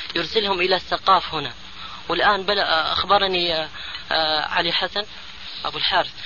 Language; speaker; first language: Arabic; native; Arabic